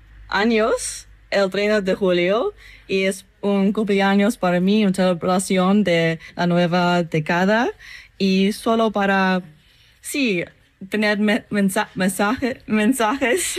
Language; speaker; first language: Spanish; non-native, learner; English